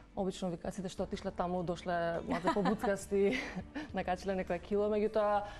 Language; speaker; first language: Macedonian; native; Macedonian